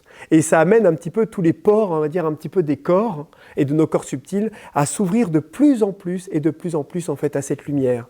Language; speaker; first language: French; native; French